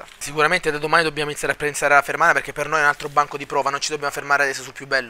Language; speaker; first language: Italian; native; Italian